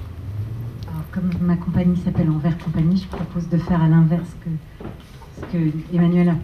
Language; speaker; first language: French; native; French